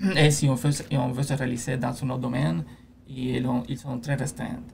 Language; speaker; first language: French; non-native, fluent; Spanish